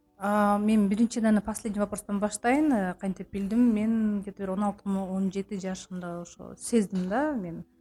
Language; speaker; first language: Kyrgyz; non-native, local second language; Russian